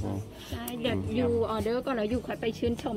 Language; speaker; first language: English; non-native, learner; Thai